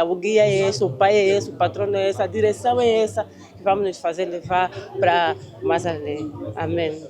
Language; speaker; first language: Portuguese; native; Portuguese